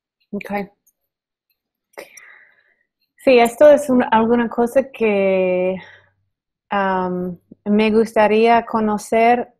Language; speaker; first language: Spanish; non-native, learner; English